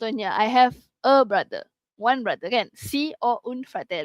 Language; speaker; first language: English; non-native, local second language; Malay